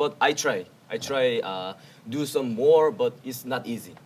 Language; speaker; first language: English; non-native, learner; Korean